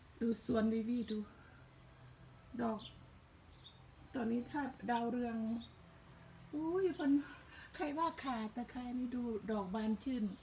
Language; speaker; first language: Thai; native; Thai